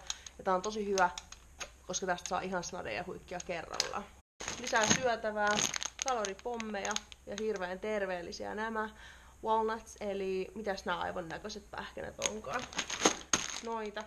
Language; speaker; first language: Finnish; native; Finnish